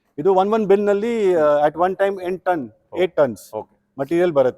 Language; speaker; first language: Kannada; non-native, local second language; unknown